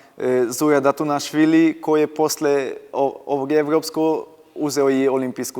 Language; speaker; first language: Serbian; non-native, local second language; Hungarian